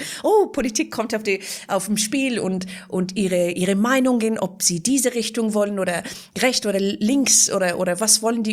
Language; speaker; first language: German; non-native, fluent; Persian